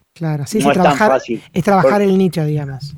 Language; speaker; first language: Spanish; native; Spanish